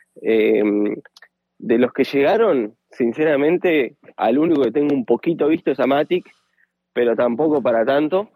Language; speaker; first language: Spanish; native; Spanish